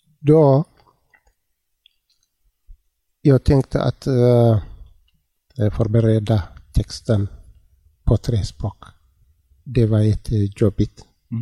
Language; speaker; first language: Swedish; non-native, learner; Tigrinya